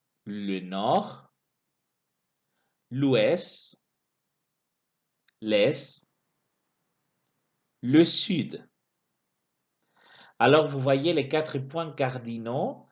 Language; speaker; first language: French; non-native, fluent; Spanish